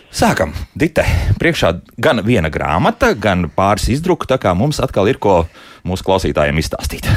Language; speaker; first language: Latvian; native; Latvian